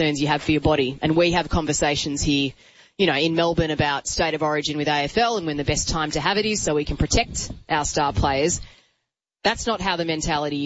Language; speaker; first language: English; native; English